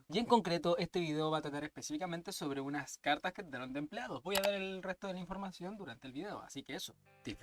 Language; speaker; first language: Spanish; native; Spanish